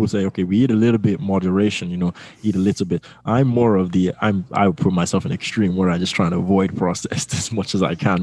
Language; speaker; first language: English; non-native, local second language; Yoruba